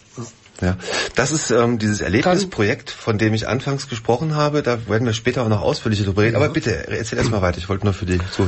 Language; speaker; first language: German; native; German